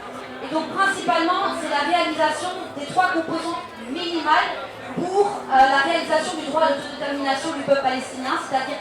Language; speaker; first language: French; native; French